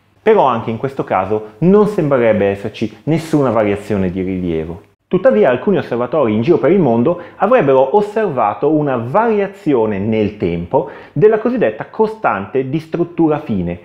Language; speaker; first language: Italian; native; Italian